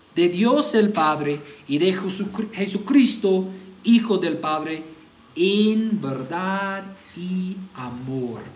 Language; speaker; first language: Spanish; non-native, fluent; English